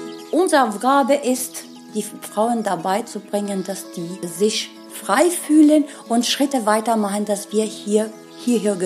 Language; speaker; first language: German; non-native, learner; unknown